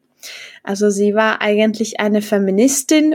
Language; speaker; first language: German; non-native, fluent; Czech